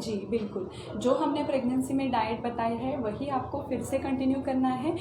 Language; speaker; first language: Hindi; non-native, local second language; Marathi